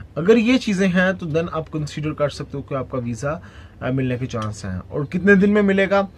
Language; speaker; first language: Urdu; non-native, local second language; Punjabi